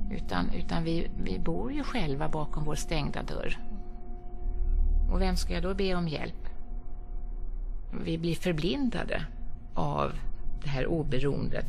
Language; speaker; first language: Swedish; native; Swedish